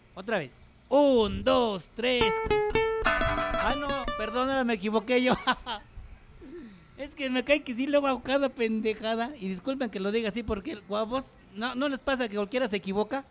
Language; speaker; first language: Spanish; native; Spanish